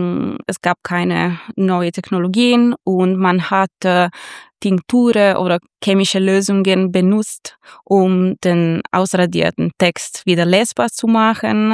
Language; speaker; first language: German; non-native, fluent; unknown